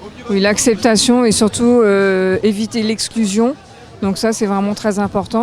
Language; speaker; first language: French; native; French